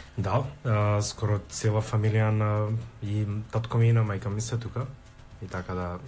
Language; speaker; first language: Macedonian; early bilingual, heritage; Macedonian